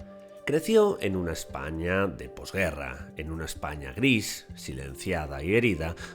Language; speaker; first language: Spanish; native; Spanish